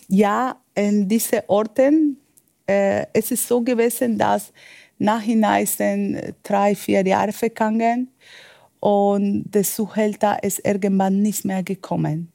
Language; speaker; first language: German; non-native, learner; Spanish